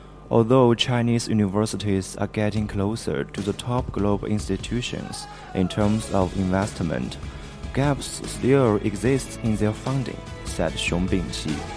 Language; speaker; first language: English; non-native, fluent; Chinese